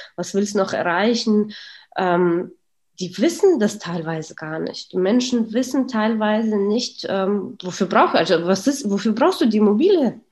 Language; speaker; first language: German; early bilingual, other home language; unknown